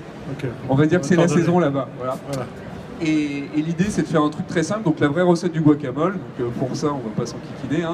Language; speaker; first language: French; native; French